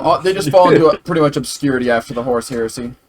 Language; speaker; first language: English; native; English